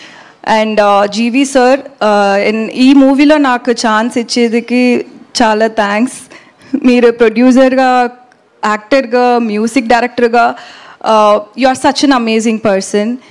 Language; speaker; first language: Telugu; non-native, learner; Tamil